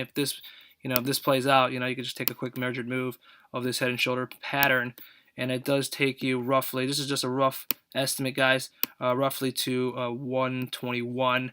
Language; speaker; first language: English; native; English